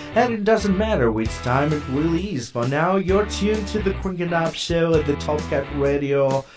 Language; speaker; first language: English; non-native, fluent; Ukrainian